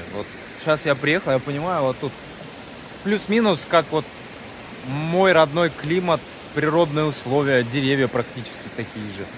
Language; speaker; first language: Russian; native; Russian